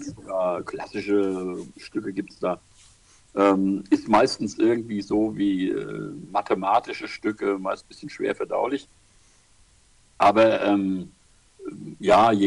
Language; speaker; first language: German; native; German